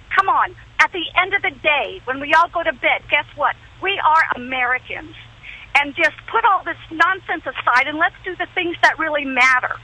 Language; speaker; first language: English; native; English